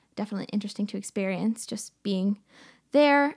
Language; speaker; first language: English; native; English